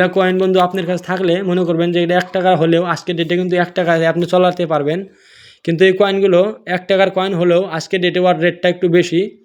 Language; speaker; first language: Bangla; non-native, local second language; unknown